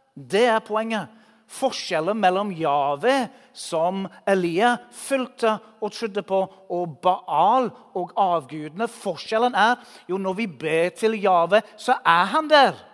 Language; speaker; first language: Norwegian; non-native, fluent; English